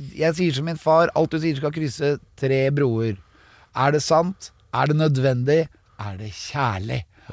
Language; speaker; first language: Norwegian; native; Norwegian